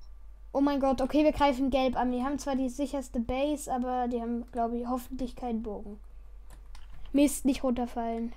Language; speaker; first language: German; native; German